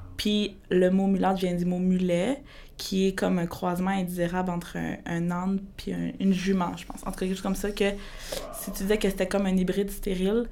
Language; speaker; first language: French; early bilingual, other home language; Spanish